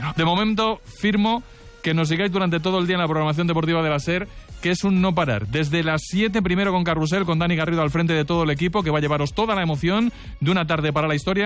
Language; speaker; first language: Spanish; native; Spanish